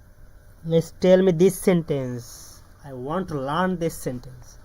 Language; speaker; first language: English; non-native, learner; Bangla